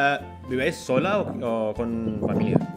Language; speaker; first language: Spanish; non-native, fluent; Indonesian